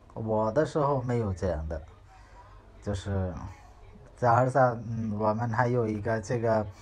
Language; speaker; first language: Chinese; non-native, learner; Hindi